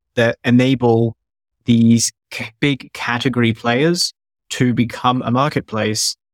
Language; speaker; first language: English; native; English